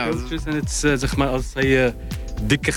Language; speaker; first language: Dutch; non-native, learner; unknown